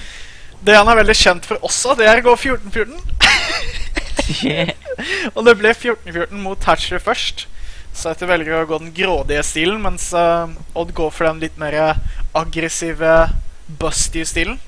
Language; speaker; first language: Norwegian; native; Norwegian